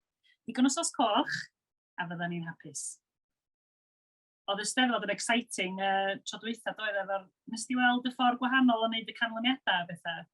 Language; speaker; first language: Welsh; native; Welsh